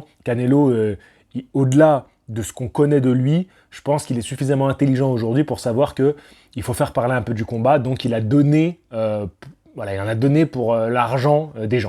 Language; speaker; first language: French; native; French